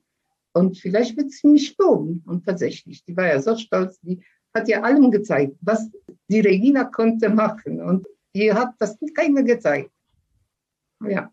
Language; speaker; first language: German; early bilingual, other home language; Polish